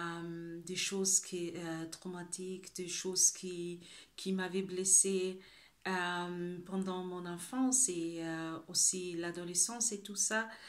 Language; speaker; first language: French; non-native, fluent; Spanish